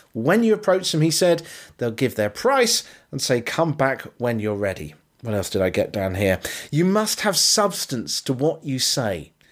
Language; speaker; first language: English; native; English